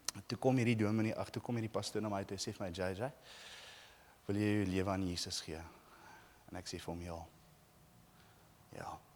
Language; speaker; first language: Afrikaans; native; Afrikaans